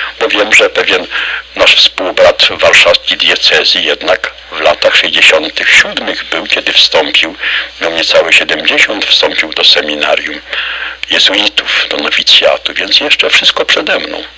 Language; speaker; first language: Polish; native; Polish